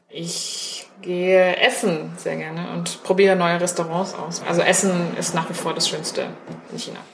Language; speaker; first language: German; early bilingual, other home language; Chinese